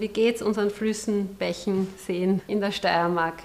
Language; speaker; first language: German; native; German